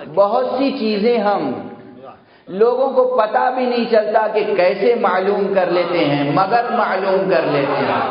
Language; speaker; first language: Urdu; native; Urdu